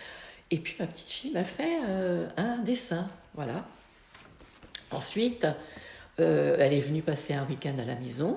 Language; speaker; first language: French; native; French